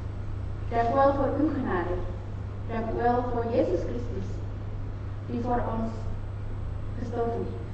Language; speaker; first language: Dutch; non-native, fluent; Indonesian